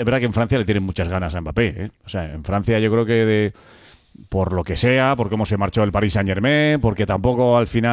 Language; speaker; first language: Spanish; native; Spanish